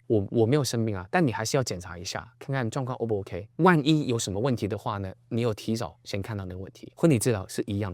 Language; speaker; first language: Chinese; native; Chinese